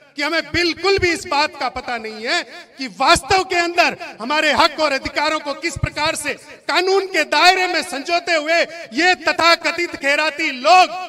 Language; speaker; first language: Hindi; non-native, local second language; Marwari